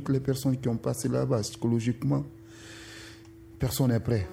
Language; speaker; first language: French; non-native, local second language; Susu